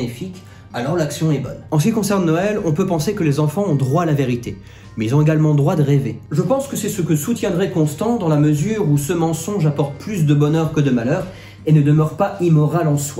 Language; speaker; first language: French; native; French